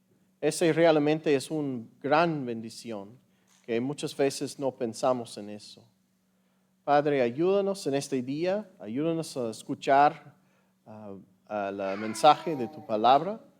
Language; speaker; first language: Spanish; non-native, fluent; English